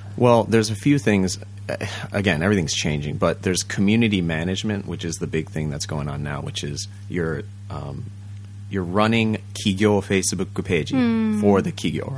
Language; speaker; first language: English; early bilingual, other home language; Japanese